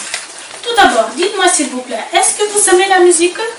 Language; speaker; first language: French; non-native, fluent; Ukrainian